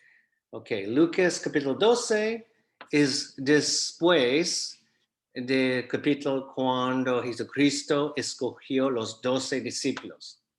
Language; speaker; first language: Spanish; non-native, fluent; English